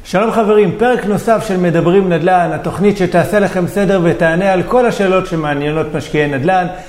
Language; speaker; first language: Hebrew; native; Hebrew